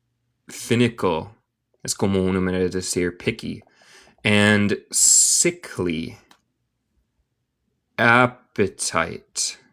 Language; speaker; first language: Spanish; non-native, learner; English